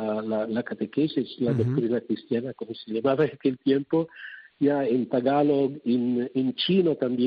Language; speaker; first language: Spanish; non-native, fluent; Cebuano